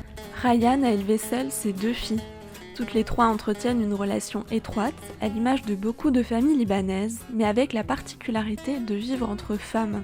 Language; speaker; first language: French; native; French